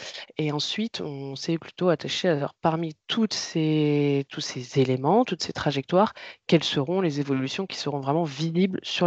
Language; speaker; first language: French; native; French